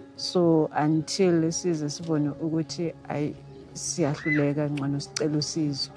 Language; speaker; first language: Zulu; non-native, local second language; Southern Sotho